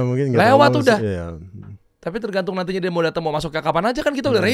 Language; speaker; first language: Indonesian; native; Indonesian